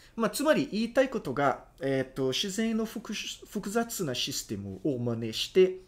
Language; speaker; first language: Japanese; non-native, fluent; Portuguese